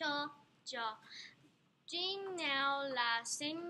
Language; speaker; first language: Vietnamese; non-native, learner; English